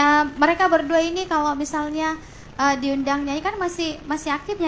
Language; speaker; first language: Indonesian; native; Indonesian